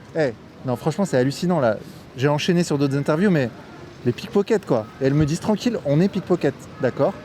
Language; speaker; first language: French; native; French